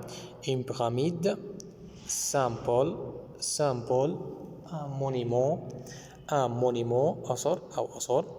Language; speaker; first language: French; non-native, fluent; Arabic